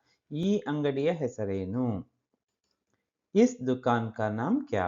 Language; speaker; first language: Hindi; non-native, local second language; Kannada